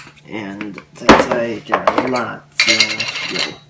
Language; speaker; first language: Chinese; non-native, learner; English